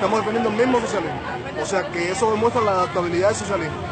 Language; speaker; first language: Spanish; native; Spanish